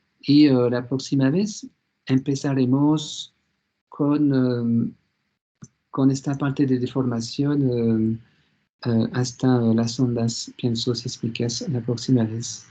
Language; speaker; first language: Spanish; non-native, fluent; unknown